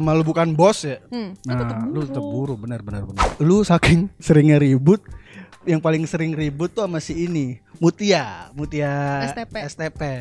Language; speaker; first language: Indonesian; native; Indonesian